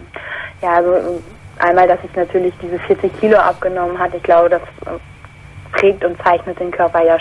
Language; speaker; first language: German; native; German